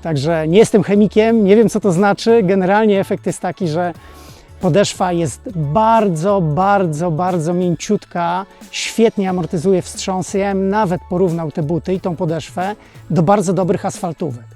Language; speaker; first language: Polish; native; Polish